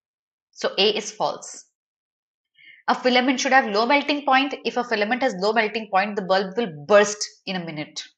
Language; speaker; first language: English; non-native, local second language; Hindi